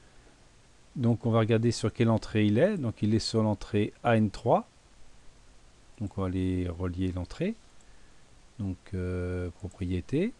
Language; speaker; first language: French; native; French